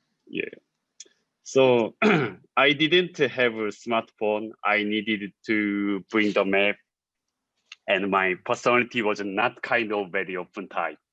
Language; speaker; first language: English; non-native, learner; Korean